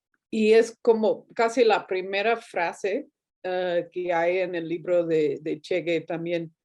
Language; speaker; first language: Spanish; non-native, fluent; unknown